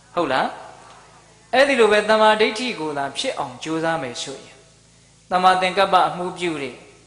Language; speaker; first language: Burmese; native; Burmese